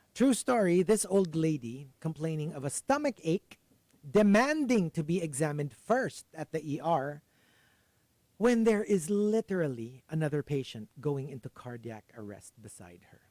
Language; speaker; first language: English; non-native, local second language; Filipino